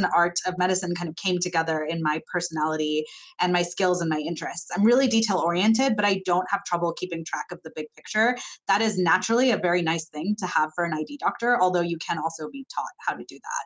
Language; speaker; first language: English; non-native, local second language; Malayalam